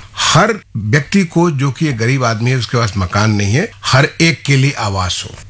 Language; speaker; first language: Hindi; native; Hindi